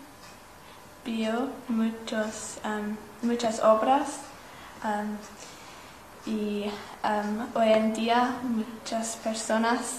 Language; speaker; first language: Spanish; non-native, learner; English